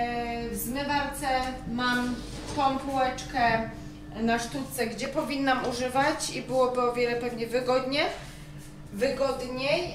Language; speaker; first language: Polish; native; Polish